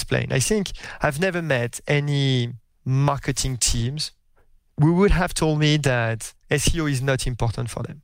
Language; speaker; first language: English; non-native, fluent; French